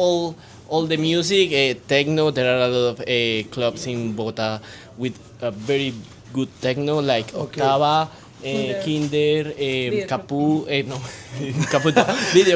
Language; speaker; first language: English; non-native, fluent; Spanish